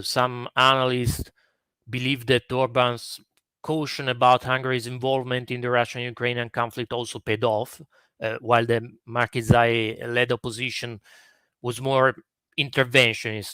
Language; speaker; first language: English; non-native, fluent; Italian